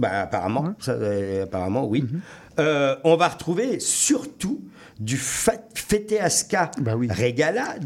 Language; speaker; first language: French; native; French